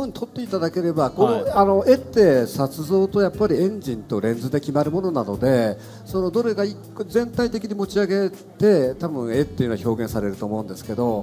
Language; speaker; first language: Japanese; native; Japanese